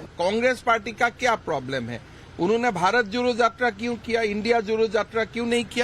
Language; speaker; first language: Hindi; non-native, local second language; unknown